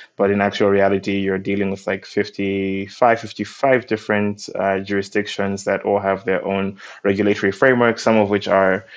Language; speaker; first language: English; non-native, local second language; Nyanja